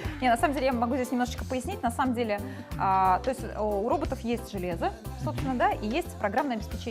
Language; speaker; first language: Russian; native; Russian